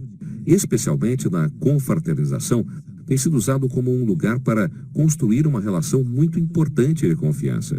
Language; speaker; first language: Portuguese; native; Portuguese